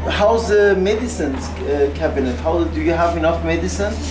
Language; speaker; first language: English; non-native, learner; Persian